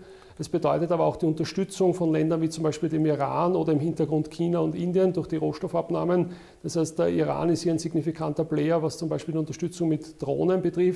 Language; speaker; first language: German; native; German